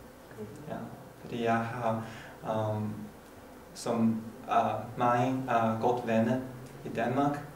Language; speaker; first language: Danish; non-native, learner; Chinese